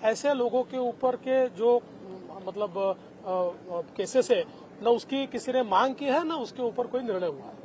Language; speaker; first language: Hindi; non-native, local second language; Marathi